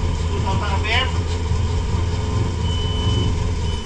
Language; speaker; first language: English; non-native, local second language; Filipino